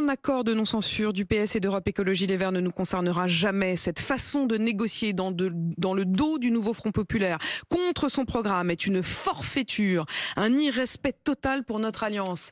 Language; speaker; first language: French; native; French